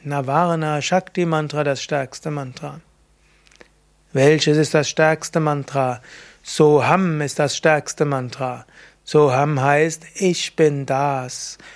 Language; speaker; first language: German; native; German